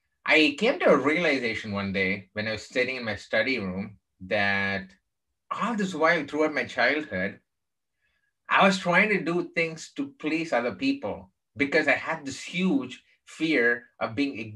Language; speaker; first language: English; non-native, local second language; Tamil